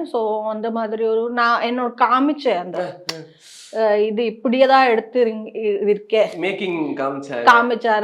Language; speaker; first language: Tamil; non-native, learner; Malayalam